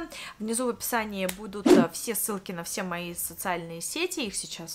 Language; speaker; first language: Russian; native; Russian